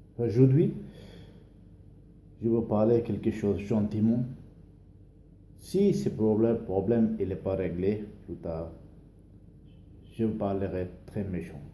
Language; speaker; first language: French; non-native, learner; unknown